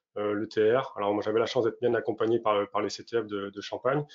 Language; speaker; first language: French; native; French